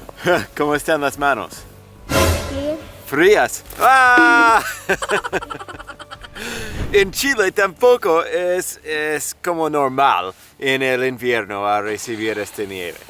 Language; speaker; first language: Spanish; non-native, fluent; English